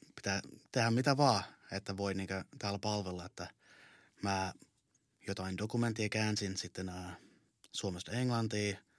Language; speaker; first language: Finnish; early bilingual, heritage; Finnish